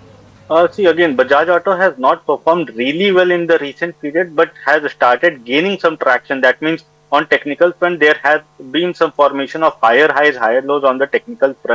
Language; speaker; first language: English; non-native, local second language; Hindi